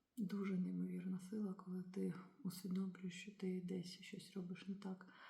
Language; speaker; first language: Ukrainian; non-native, local second language; Russian